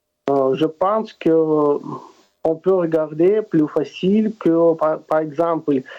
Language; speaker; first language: French; non-native, fluent; Russian